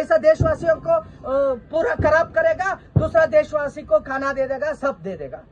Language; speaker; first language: Hindi; non-native, local second language; Kannada